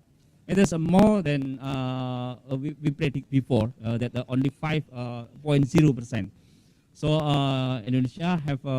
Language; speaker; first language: English; non-native, fluent; Indonesian